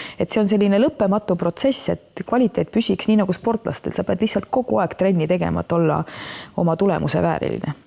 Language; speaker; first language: Estonian; native; Estonian